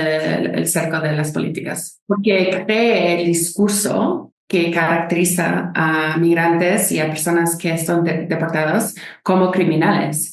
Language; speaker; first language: Spanish; non-native, fluent; English